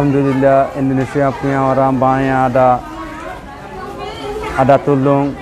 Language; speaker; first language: Indonesian; non-native, learner; Rohingya